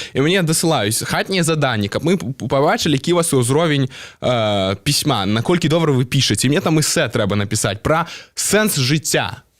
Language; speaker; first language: Belarusian; non-native, local second language; Russian